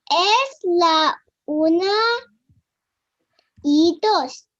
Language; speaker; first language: Spanish; non-native, learner; English